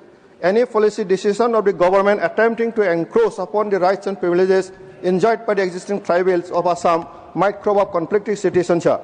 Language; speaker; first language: English; non-native, local second language; Bodo